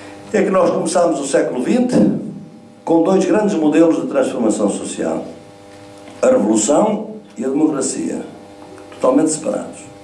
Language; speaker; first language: Portuguese; native; Portuguese